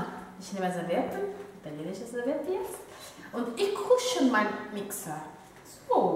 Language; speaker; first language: German; non-native, fluent; Italian